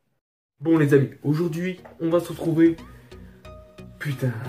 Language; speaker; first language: French; native; French